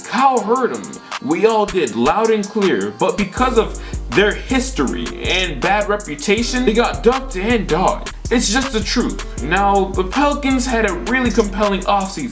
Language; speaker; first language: English; native; English